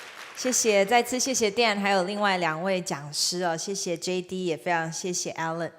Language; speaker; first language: Chinese; native; Chinese